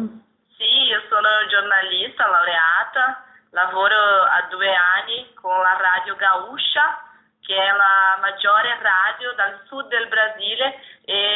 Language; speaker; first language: Italian; non-native, learner; Portuguese